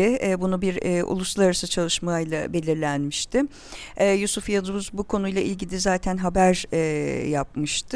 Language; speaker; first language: Turkish; native; Turkish